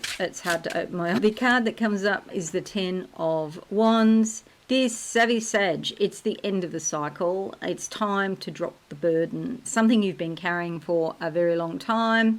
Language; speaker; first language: English; native; English